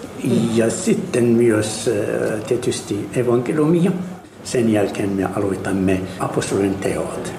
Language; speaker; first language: Finnish; non-native, learner; Arabic